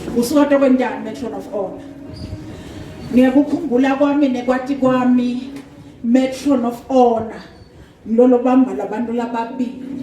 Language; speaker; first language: Zulu; non-native, local second language; Swati